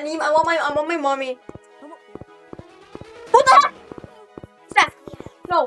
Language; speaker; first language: English; native; English